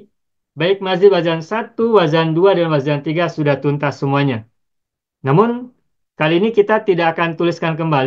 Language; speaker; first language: Indonesian; native; Indonesian